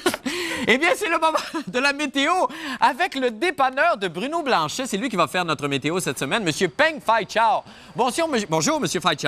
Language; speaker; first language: French; native; French